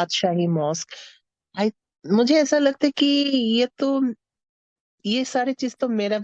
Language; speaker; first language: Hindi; non-native, fluent; Bangla